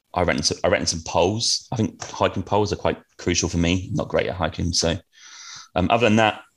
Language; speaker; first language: English; native; English